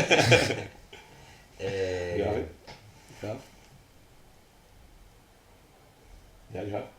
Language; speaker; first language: English; non-native, learner; Spanish